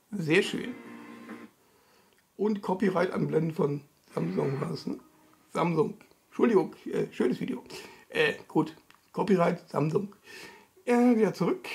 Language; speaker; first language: German; native; German